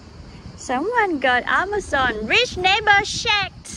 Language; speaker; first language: English; non-native, learner; Thai